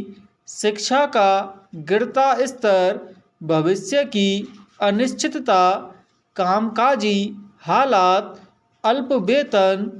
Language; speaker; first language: Hindi; native; Hindi